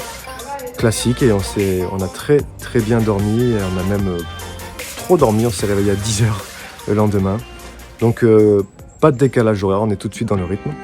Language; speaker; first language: French; native; French